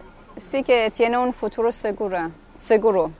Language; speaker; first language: Spanish; non-native, learner; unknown